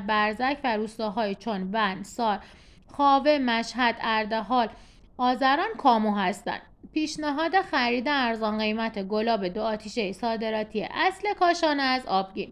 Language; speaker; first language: Persian; native; Persian